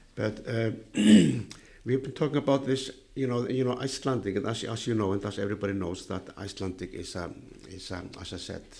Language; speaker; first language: English; non-native, fluent; Icelandic